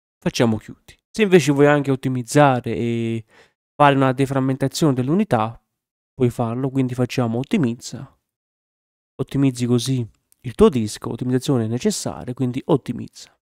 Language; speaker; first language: Italian; native; Italian